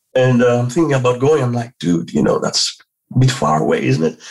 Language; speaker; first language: English; non-native, fluent; Greek